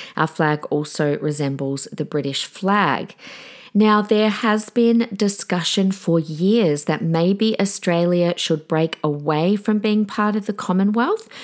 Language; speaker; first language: English; native; English